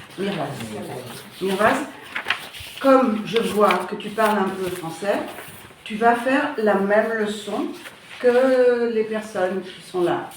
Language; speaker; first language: French; native; French